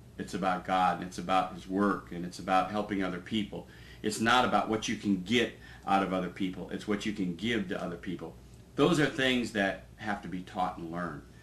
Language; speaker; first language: English; native; English